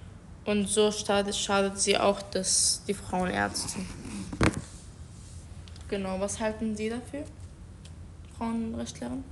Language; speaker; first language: German; non-native, learner; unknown